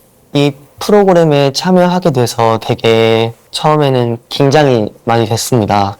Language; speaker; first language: Korean; non-native, fluent; Japanese